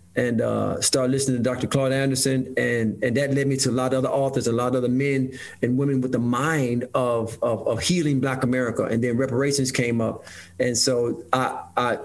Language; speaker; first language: English; native; English